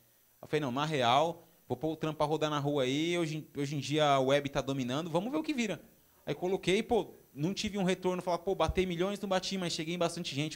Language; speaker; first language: Portuguese; native; Portuguese